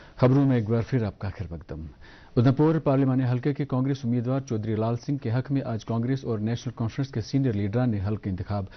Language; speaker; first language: Hindi; non-native, local second language; Kashmiri